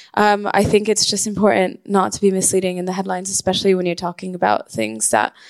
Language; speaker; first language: English; non-native, fluent; Spanish